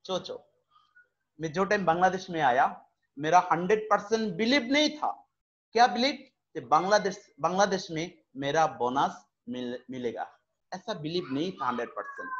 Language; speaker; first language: Hindi; non-native, fluent; Bangla